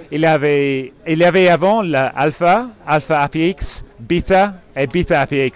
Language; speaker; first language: French; non-native, fluent; English